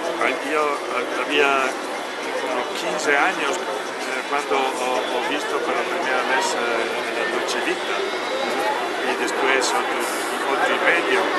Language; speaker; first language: Spanish; non-native, learner; Italian